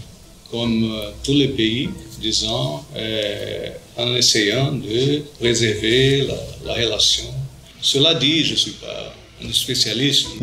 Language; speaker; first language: French; non-native, fluent; Portuguese